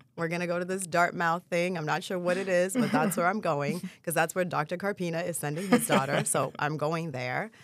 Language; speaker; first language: English; early bilingual, other home language; Haitian Creole